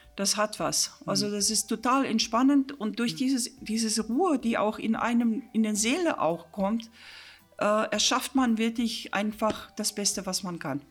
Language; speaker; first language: German; non-native, fluent; Afrikaans